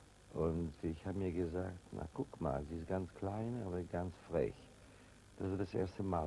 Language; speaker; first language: German; non-native, fluent; Italian